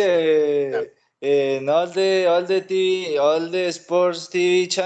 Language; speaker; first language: English; non-native, learner; Spanish